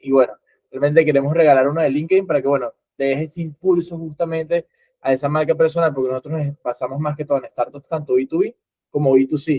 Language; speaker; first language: Spanish; native; Spanish